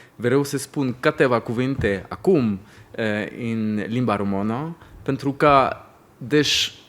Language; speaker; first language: Romanian; non-native, learner; French